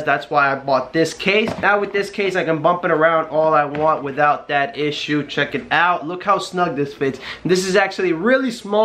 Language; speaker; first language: English; native; English